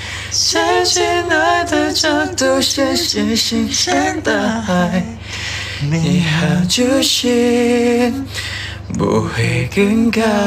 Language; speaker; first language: Chinese; non-native, learner; Thai